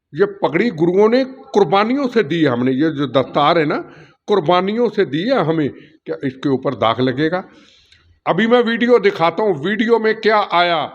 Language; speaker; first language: Hindi; non-native, local second language; Punjabi